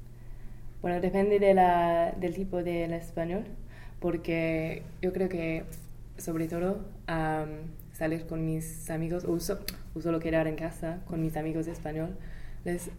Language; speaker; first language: Spanish; non-native, fluent; English